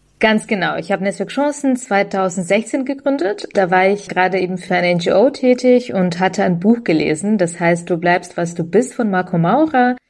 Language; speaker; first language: German; early bilingual, other home language; Russian